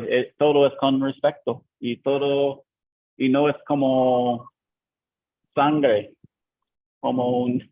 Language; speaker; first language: Spanish; non-native, learner; English